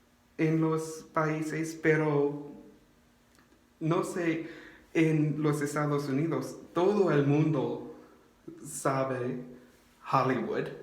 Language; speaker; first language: Spanish; non-native, learner; English